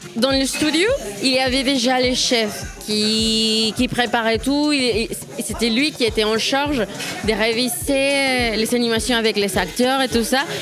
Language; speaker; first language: French; non-native, fluent; Spanish